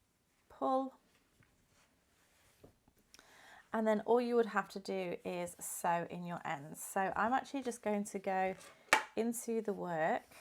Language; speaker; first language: English; native; English